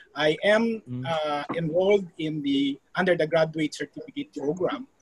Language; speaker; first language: English; non-native, fluent; Korean